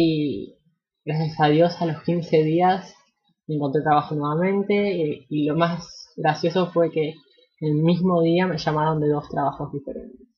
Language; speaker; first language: Spanish; native; Spanish